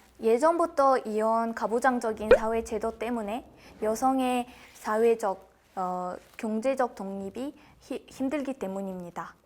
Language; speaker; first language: Korean; non-native, fluent; Kazakh